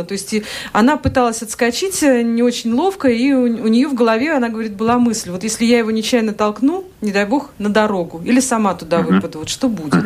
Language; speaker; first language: Russian; native; Russian